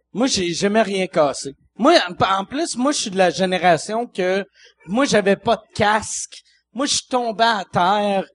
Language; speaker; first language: French; native; French